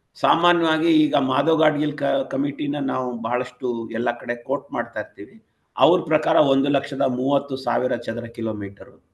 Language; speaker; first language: Kannada; non-native, local second language; Tamil